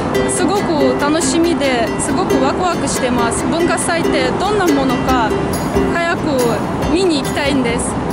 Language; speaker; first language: Japanese; non-native, fluent; Russian